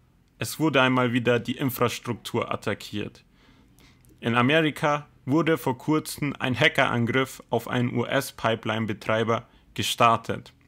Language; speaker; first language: German; native; German